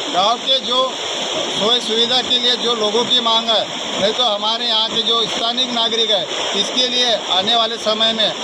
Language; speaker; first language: Hindi; non-native, local second language; Marathi